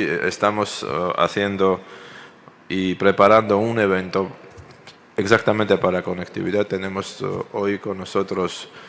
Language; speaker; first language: Spanish; non-native, fluent; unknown